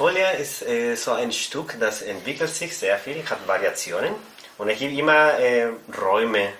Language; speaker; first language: German; non-native, fluent; Spanish